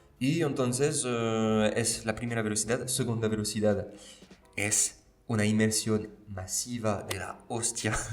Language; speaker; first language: Spanish; non-native, fluent; French